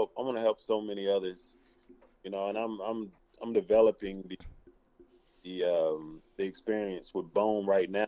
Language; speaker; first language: English; native; English